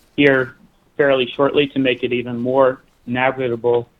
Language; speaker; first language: English; native; English